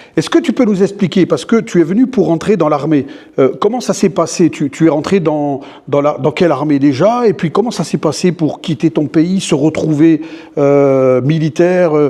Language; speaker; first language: French; native; French